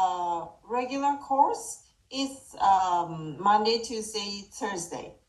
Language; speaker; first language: English; non-native, fluent; Japanese